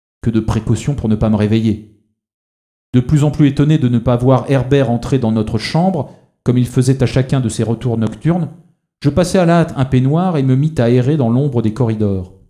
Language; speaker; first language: French; native; French